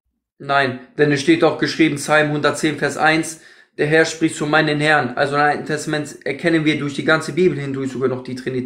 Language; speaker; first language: German; native; German